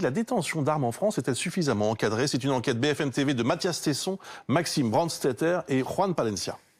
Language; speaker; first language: French; native; French